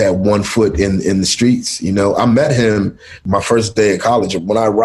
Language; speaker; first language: English; native; English